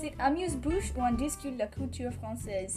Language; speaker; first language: French; non-native, learner; English